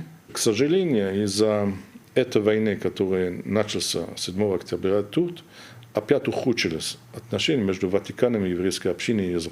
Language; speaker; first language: Russian; non-native, fluent; German